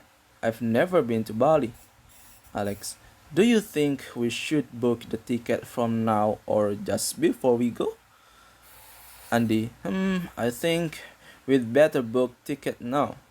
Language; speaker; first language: English; non-native, fluent; Indonesian